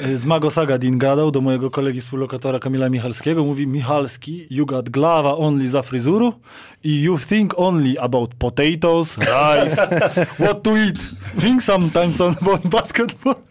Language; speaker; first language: Polish; native; Polish